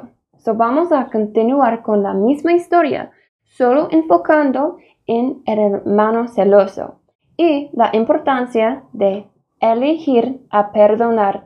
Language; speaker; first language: Spanish; non-native, fluent; English